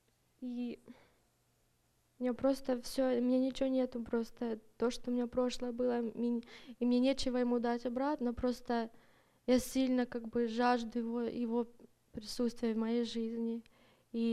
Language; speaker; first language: Russian; early bilingual, heritage; Russian